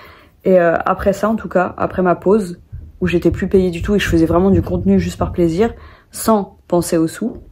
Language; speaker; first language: French; native; French